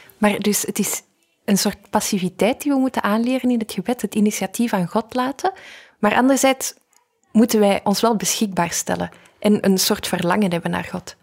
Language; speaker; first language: Dutch; native; Dutch